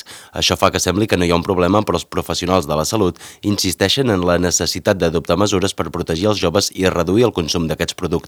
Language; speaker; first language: Catalan; native; Catalan